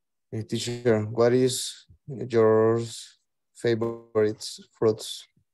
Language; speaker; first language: English; non-native, learner; Spanish